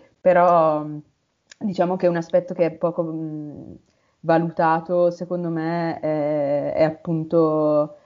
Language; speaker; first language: Italian; native; Italian